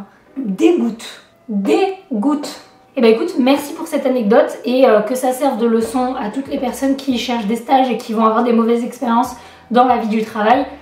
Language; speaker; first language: French; native; French